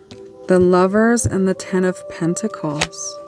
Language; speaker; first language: English; native; English